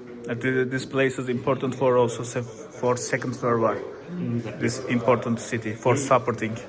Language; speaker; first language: English; non-native, learner; Turkish